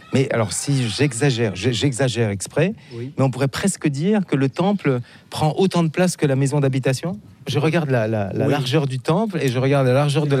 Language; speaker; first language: French; native; French